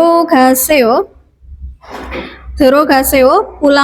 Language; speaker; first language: Korean; non-native, fluent; Indonesian